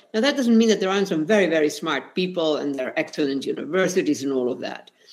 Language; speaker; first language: English; non-native, fluent; Spanish